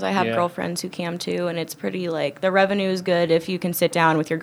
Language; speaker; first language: English; native; English